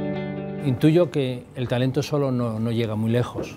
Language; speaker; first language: Spanish; native; Spanish